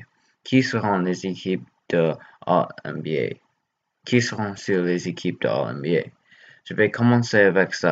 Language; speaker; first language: French; non-native, learner; English